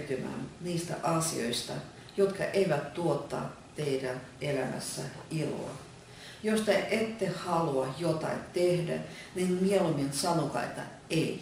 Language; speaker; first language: Finnish; non-native, fluent; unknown